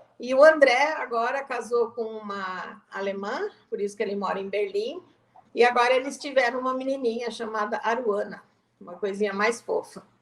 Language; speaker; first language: Portuguese; native; Portuguese